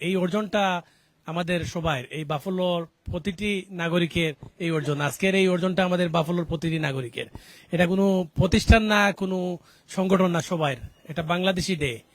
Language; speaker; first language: Bangla; native; Bangla